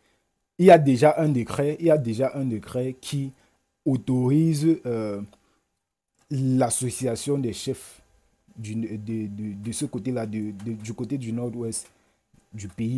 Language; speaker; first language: French; native; French